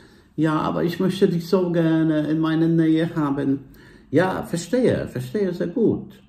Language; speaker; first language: German; non-native, fluent; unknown